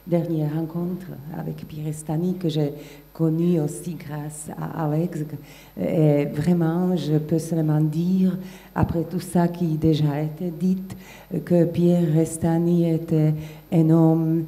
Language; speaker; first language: French; non-native, fluent; Slovak